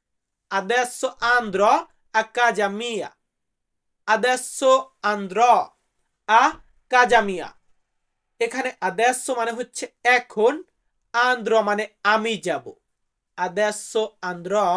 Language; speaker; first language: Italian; non-native, learner; Bangla